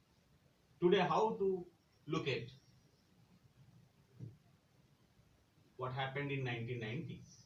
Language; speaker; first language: English; non-native, local second language; Telugu